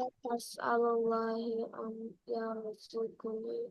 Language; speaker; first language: Arabic; non-native, learner; Bangla